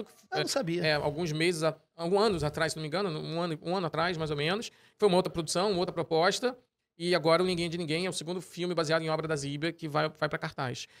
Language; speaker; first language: Portuguese; native; Portuguese